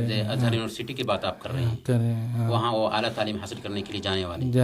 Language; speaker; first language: Urdu; native; Urdu